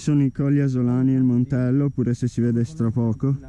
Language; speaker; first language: Italian; native; Italian